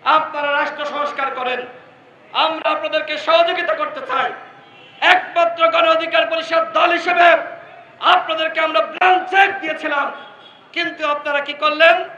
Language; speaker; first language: Bangla; native; Bangla